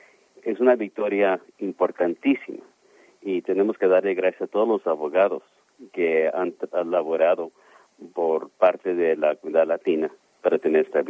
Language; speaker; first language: Spanish; early bilingual, heritage; Spanish